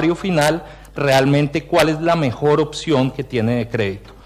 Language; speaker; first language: Spanish; native; Spanish